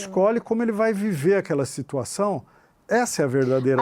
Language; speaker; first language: Portuguese; native; Portuguese